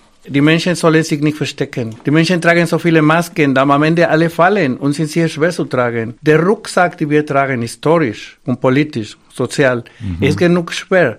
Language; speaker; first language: German; non-native, fluent; Spanish